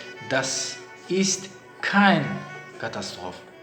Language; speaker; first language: German; non-native, learner; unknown